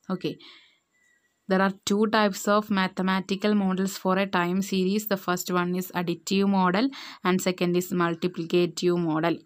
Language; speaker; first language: English; non-native, local second language; Malayalam